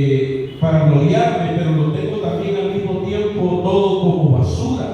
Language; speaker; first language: Spanish; native; Spanish